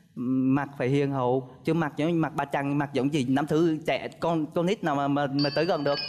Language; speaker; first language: Vietnamese; native; Vietnamese